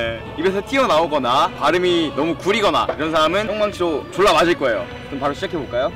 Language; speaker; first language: Korean; native; Korean